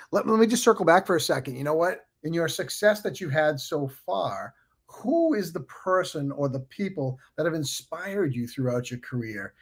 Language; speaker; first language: English; native; English